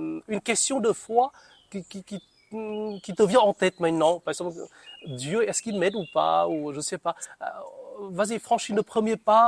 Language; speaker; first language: French; non-native, fluent; Vietnamese